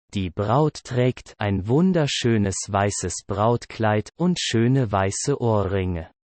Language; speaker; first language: German; non-native, learner; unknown